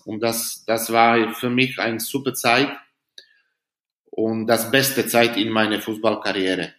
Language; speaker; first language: German; non-native, learner; Slovak